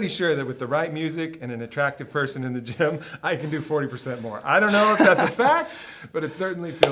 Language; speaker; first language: English; native; English